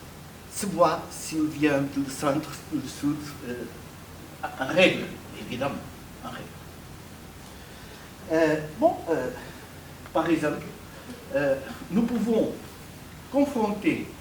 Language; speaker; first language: French; non-native, fluent; Portuguese